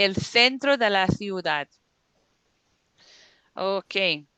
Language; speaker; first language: Spanish; non-native, fluent; English